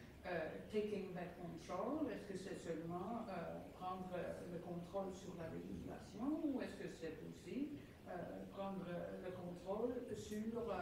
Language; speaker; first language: French; non-native, fluent; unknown